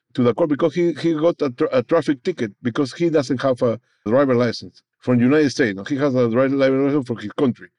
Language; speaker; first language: English; non-native, learner; Spanish